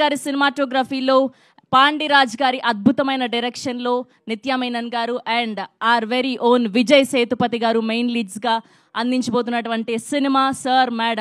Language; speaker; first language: Telugu; native; Telugu